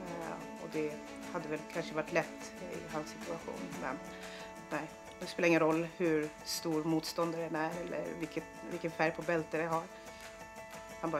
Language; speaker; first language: Swedish; native; Swedish